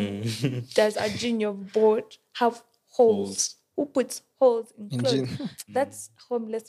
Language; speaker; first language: English; non-native, local second language; Ganda